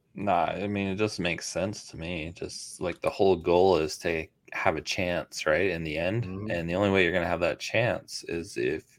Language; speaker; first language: English; native; English